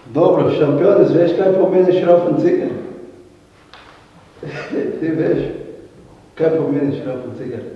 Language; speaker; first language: Slovenian; non-native, learner; Portuguese